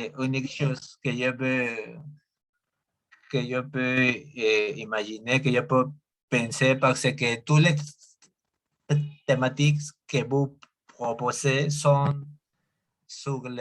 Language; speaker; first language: French; non-native, learner; Spanish